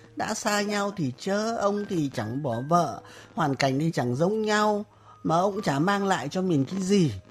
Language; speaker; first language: Vietnamese; native; Vietnamese